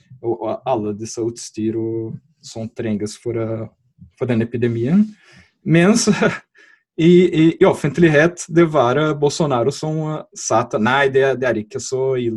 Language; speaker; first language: Norwegian; non-native, fluent; Portuguese